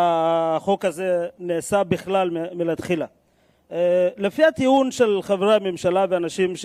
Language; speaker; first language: Hebrew; non-native, fluent; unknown